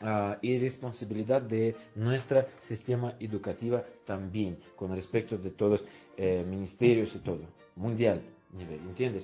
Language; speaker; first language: Spanish; non-native, fluent; Russian